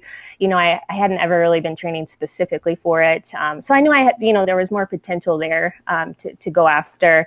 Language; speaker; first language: English; native; English